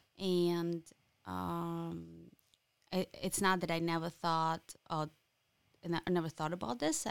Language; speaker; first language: English; non-native, fluent; Ukrainian